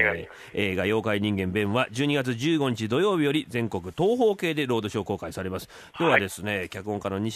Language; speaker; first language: Japanese; native; Japanese